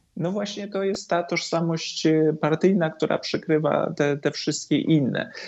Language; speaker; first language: Polish; native; Polish